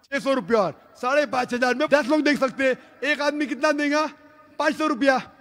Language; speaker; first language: Hindi; non-native, local second language; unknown